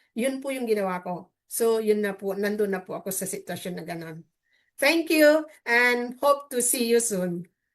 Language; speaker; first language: Filipino; native; Filipino